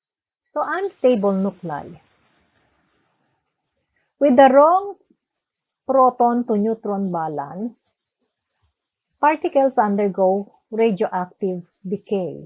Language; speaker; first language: English; non-native, local second language; Filipino